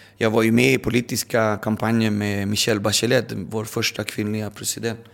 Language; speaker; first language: Swedish; early bilingual, other home language; Spanish